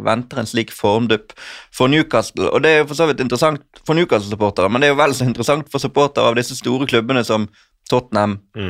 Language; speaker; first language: Norwegian; native; Norwegian